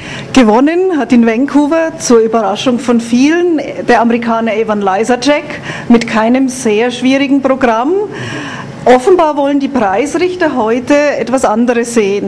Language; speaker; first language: German; native; German